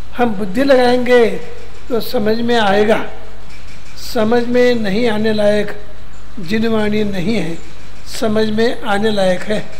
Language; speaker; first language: Hindi; non-native, local second language; Kannada